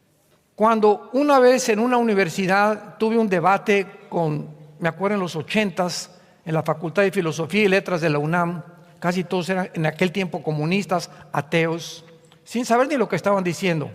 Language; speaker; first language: Spanish; native; Spanish